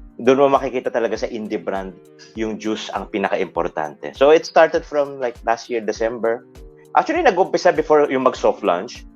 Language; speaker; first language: Filipino; native; Filipino